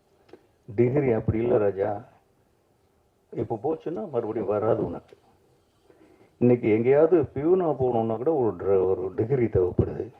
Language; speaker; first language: Tamil; native; Tamil